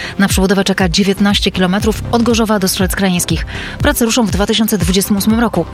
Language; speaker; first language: Polish; native; Polish